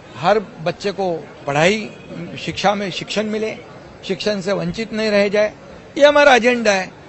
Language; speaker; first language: Hindi; non-native, local second language; Marathi